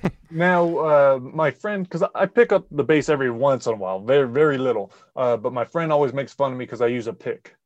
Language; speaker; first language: English; native; English